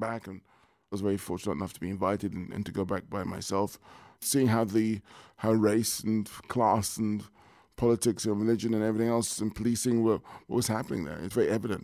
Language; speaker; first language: English; native; English